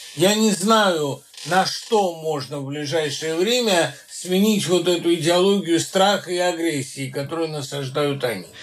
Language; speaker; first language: Russian; native; Russian